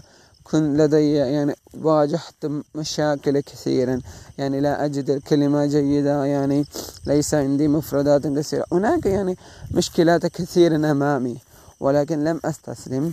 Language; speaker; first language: Arabic; non-native, learner; Malay